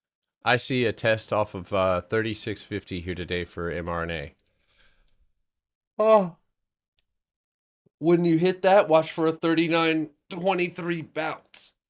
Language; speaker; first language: English; native; English